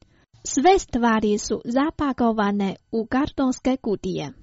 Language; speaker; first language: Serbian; non-native, fluent; Chinese